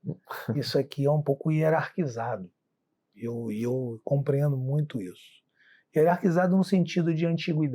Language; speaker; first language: Portuguese; native; Portuguese